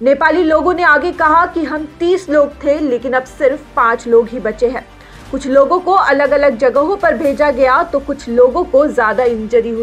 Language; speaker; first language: Hindi; native; Hindi